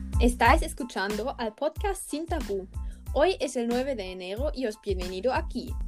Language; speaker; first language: Spanish; non-native, learner; German